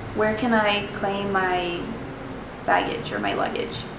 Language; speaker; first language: English; early bilingual, other home language; Spanish